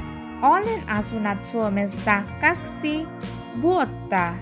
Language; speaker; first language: Finnish; non-native, learner; Bangla